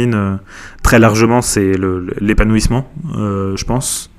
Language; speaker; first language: French; native; French